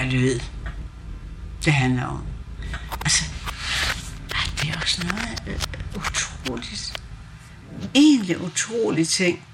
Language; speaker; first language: Danish; non-native, local second language; Kalaallisut